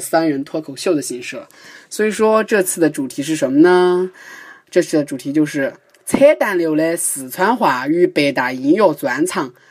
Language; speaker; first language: Chinese; native; Chinese